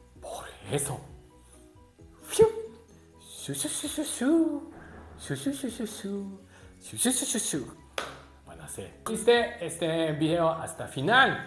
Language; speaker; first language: Spanish; non-native, learner; Japanese